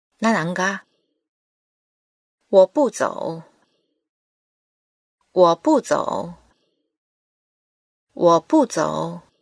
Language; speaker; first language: Chinese; non-native, fluent; Korean